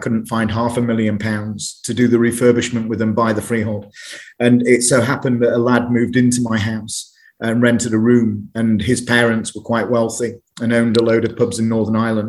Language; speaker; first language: English; native; English